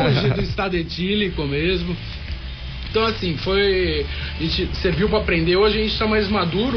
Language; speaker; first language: Portuguese; native; Portuguese